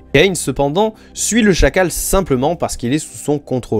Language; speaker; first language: French; native; French